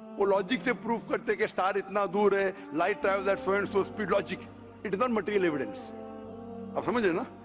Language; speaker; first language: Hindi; non-native, local second language; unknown